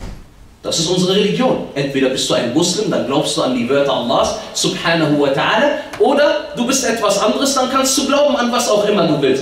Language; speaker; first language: German; early bilingual, other home language; Arabic